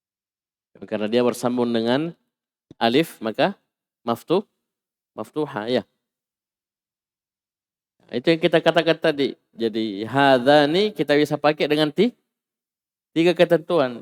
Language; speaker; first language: Indonesian; native; Indonesian